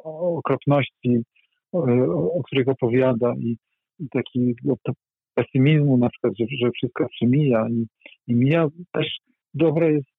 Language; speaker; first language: Polish; native; Polish